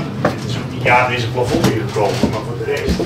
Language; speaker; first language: Dutch; native; Dutch